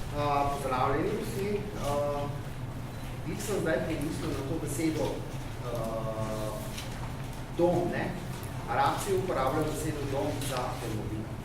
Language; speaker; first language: Slovenian; early bilingual, heritage; Arabic